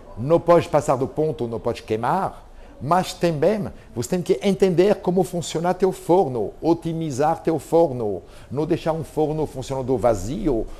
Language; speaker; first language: Portuguese; non-native, fluent; French